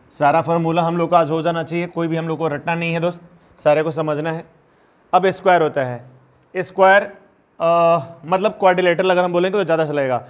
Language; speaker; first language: Hindi; native; Hindi